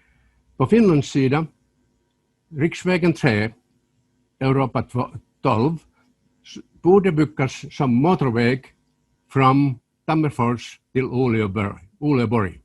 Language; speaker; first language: Swedish; non-native, local second language; Finnish